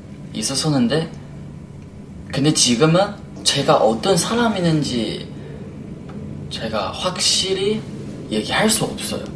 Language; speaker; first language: Korean; non-native, fluent; Chinese